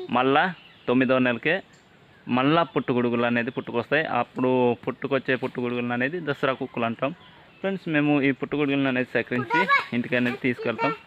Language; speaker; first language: Telugu; non-native, local second language; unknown